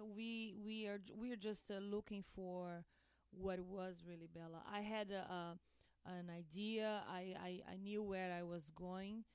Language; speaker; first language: English; non-native, learner; Portuguese